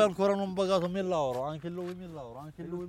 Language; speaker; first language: Italian; non-native, learner; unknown